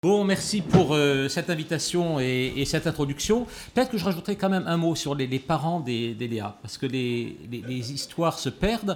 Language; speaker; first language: French; native; French